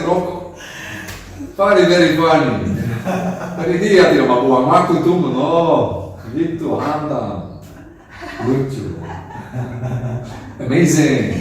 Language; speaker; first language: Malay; non-native, fluent; Dutch